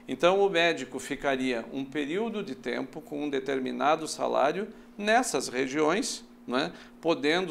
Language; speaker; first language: Portuguese; native; Portuguese